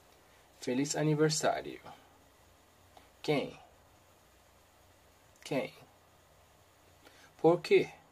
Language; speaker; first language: Portuguese; non-native, learner; Haitian Creole